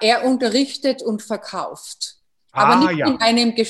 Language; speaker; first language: German; non-native, fluent; English